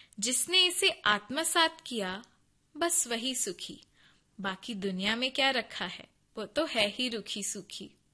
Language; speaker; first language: Hindi; non-native, local second language; Konkani